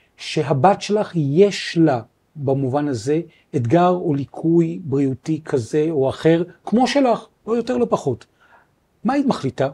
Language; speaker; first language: Hebrew; native; Hebrew